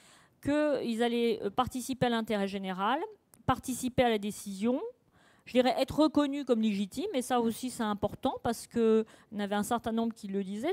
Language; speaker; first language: French; native; French